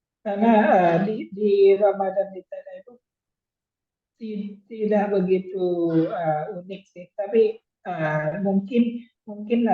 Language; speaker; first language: Indonesian; non-native, fluent; Thai